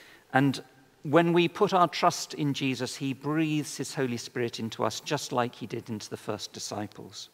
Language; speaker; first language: English; native; English